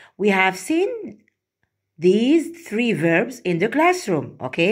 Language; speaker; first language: English; non-native, fluent; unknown